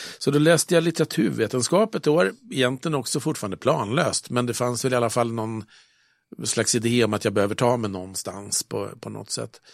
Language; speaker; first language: Swedish; native; Swedish